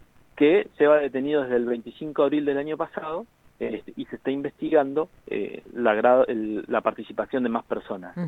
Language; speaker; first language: Spanish; native; Spanish